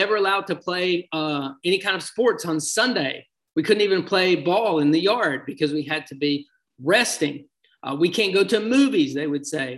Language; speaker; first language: English; native; English